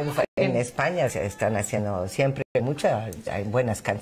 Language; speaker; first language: Spanish; non-native, fluent; English